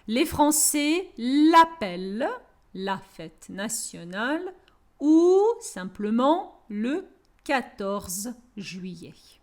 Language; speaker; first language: French; non-native, fluent; Ukrainian